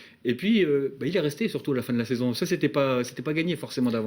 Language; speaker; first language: French; native; French